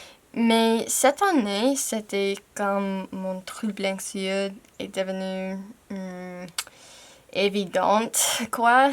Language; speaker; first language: French; non-native, fluent; English